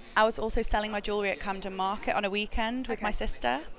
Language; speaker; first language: English; native; English